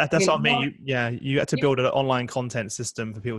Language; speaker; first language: English; native; English